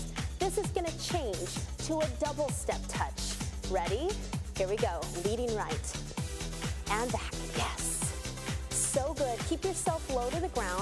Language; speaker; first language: English; native; English